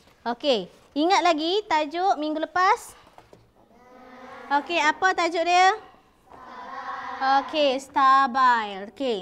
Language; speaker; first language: Malay; native; Malay